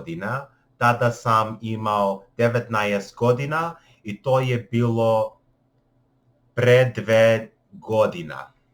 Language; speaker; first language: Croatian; non-native, learner; English